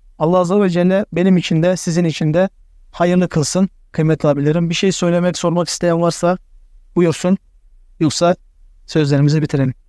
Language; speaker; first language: Turkish; native; Turkish